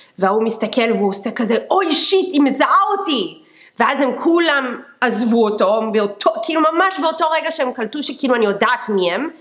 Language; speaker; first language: Hebrew; non-native, fluent; English